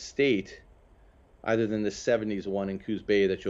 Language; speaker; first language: English; native; English